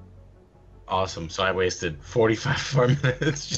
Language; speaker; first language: English; native; English